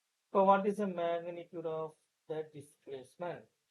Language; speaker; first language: English; non-native, local second language; Tamil